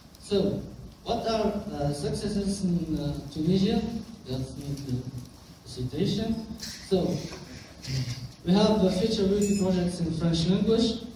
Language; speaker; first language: English; non-native, local second language; Arabic